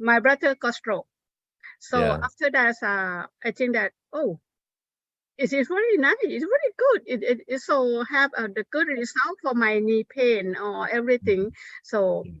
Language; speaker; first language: English; non-native, learner; Thai